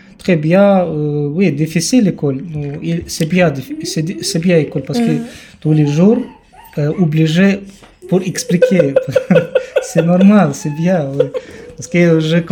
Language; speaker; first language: French; non-native, learner; Romanian